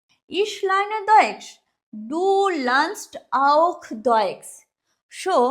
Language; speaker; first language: German; non-native, fluent; Hindi